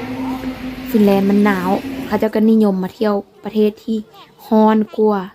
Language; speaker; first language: Thai; non-native, local second language; Lao